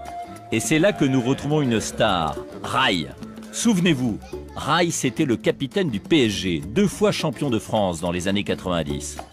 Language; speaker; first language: French; native; French